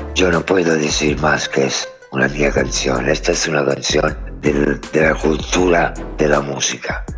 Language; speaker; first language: Spanish; non-native, fluent; Italian